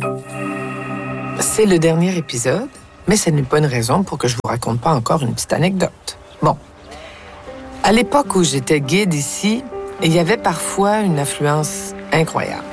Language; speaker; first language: French; native; French